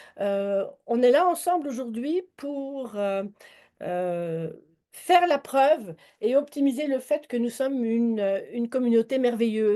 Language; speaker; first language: French; native; French